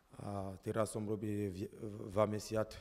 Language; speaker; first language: Slovak; non-native, learner; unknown